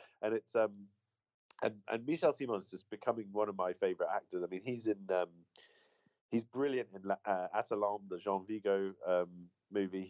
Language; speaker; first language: English; native; English